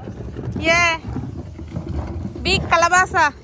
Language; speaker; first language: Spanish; non-native, learner; Bangla